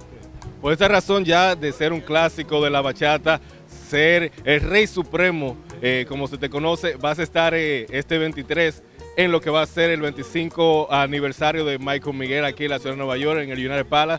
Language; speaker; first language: Spanish; native; Spanish